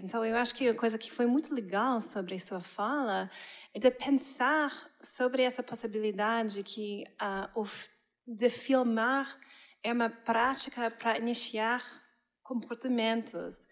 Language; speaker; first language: Portuguese; non-native, fluent; English